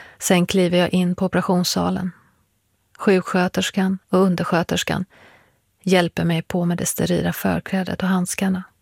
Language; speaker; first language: Swedish; early bilingual, other home language; Persian